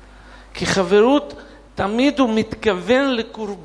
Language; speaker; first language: Hebrew; non-native, fluent; Russian